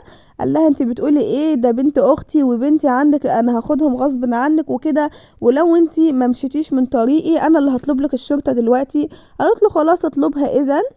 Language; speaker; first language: Arabic; native; Arabic